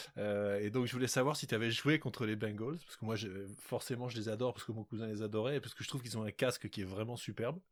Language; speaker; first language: French; non-native, fluent; English